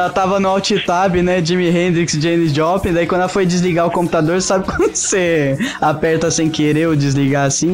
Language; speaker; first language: Portuguese; native; Portuguese